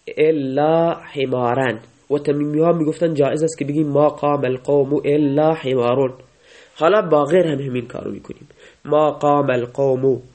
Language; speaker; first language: Persian; native; Persian